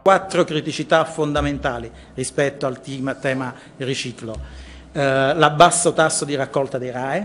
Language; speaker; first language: Italian; native; Italian